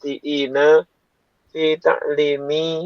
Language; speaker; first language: Arabic; non-native, learner; Indonesian